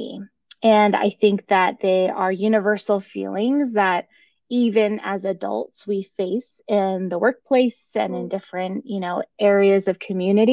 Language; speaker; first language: English; native; English